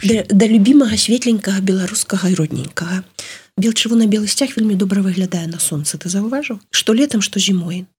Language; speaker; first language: Belarusian; native; Belarusian